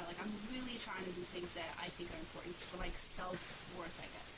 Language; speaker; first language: English; early bilingual, other home language; Bosnian